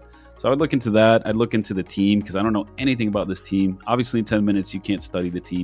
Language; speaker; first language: English; native; English